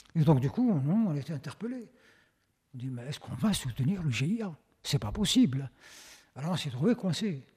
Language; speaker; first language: French; non-native, local second language; Arabic